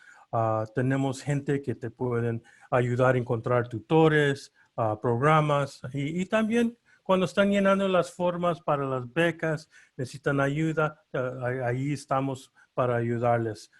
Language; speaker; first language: Spanish; early bilingual, heritage; Spanish